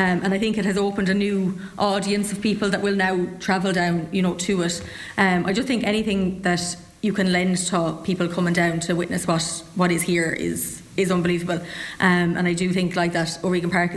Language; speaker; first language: English; native; English